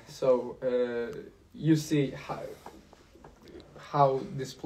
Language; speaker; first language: English; non-native, fluent; Polish